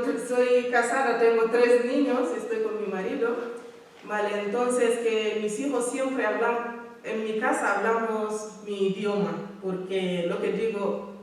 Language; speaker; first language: Spanish; non-native, learner; Fula